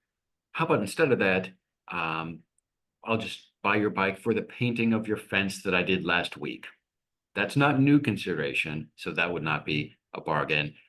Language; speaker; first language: English; native; English